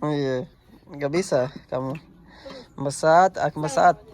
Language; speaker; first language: Indonesian; non-native, learner; Urdu